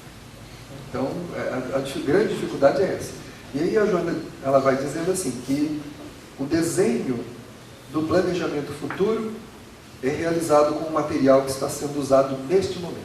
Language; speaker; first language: Portuguese; native; Portuguese